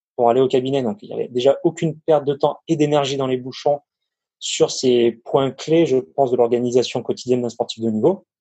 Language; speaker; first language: French; native; French